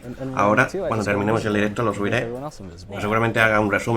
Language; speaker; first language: Spanish; native; Spanish